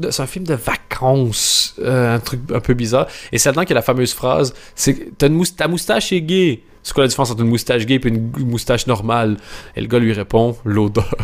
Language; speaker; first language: French; native; French